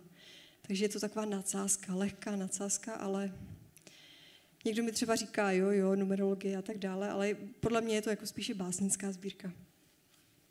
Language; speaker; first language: Czech; native; Czech